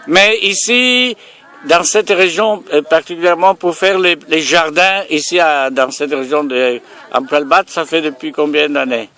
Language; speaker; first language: French; non-native, fluent; Italian